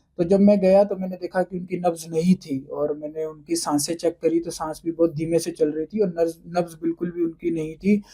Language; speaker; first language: Hindi; native; Hindi